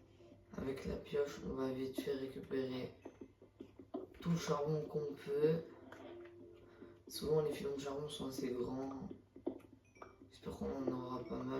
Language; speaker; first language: French; native; French